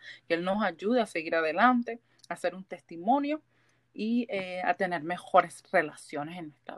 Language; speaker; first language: Spanish; early bilingual, heritage; Spanish